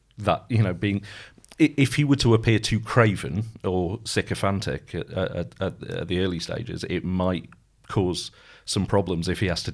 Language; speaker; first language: English; native; English